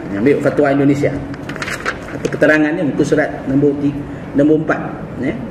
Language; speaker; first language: Malay; native; Malay